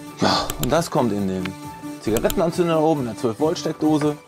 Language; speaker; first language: German; native; German